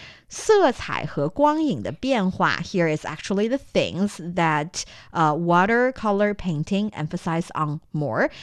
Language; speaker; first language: English; non-native, fluent; Chinese